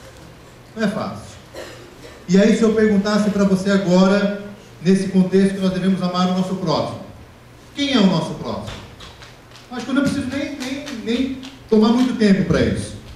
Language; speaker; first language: Portuguese; native; Portuguese